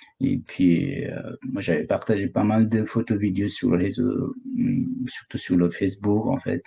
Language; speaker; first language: French; non-native, fluent; Sherpa